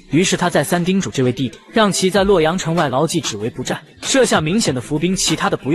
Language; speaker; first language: Chinese; native; Chinese